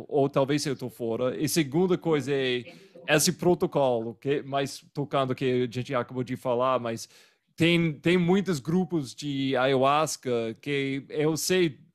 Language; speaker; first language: Portuguese; non-native, fluent; English